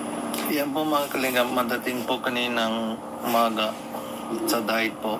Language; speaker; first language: Filipino; non-native, learner; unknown